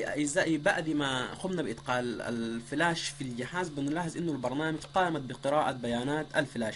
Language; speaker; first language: Arabic; native; Arabic